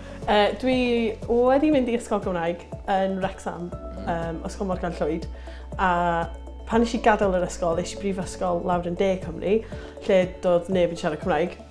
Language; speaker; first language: Welsh; non-native, local second language; English